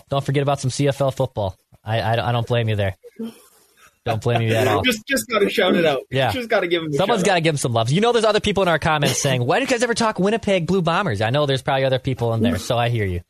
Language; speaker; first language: English; native; English